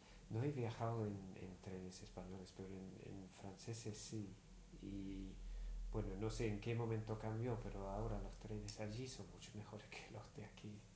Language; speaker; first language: Spanish; non-native, fluent; English